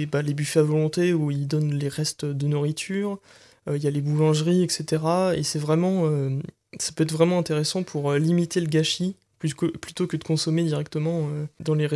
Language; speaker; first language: French; native; French